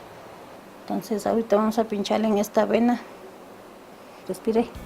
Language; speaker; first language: Spanish; native; Spanish